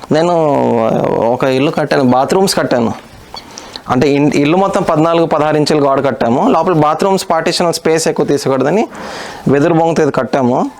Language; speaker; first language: Telugu; non-native, local second language; Hindi